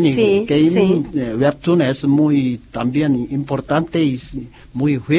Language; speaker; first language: Spanish; non-native, learner; Korean